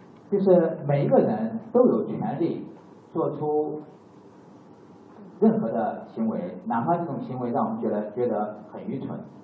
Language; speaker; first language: Chinese; native; Chinese